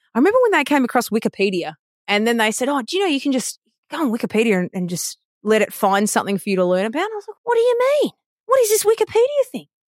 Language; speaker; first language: English; native; English